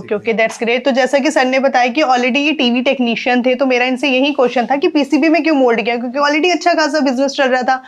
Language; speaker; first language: Hindi; native; Hindi